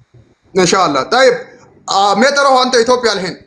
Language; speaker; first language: Arabic; non-native, learner; Oromo